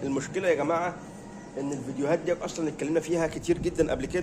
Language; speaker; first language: Arabic; native; Arabic